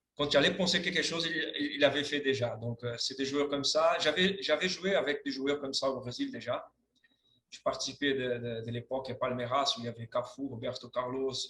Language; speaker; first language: French; non-native, fluent; Portuguese